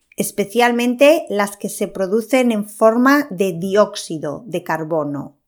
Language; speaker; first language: Spanish; native; Spanish